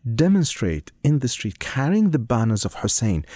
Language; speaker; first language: English; non-native, fluent; Arabic